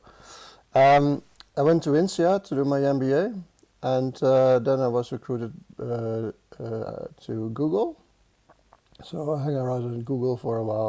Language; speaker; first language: English; non-native, fluent; Dutch